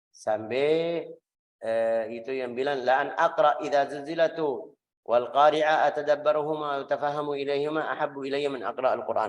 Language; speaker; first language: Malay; non-native, fluent; Arabic